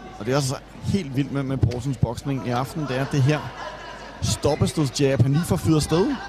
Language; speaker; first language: Danish; native; Danish